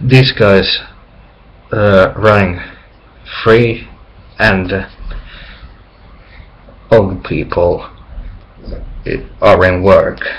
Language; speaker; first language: English; non-native, learner; Finnish